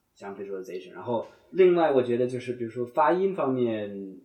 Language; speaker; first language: Chinese; non-native, fluent; English